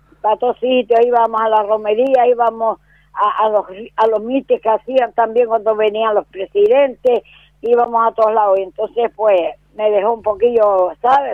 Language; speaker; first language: Spanish; native; Spanish